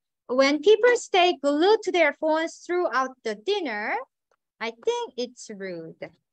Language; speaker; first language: English; non-native, fluent; Korean